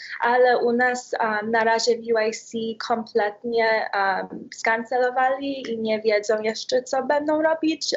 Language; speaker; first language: Polish; early bilingual, heritage; Polish